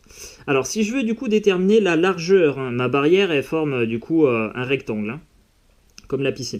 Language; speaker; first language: French; native; French